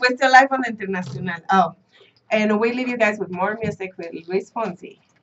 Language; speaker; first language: English; early bilingual, other home language; Spanish